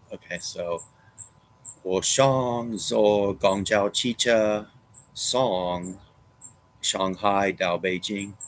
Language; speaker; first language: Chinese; non-native, learner; English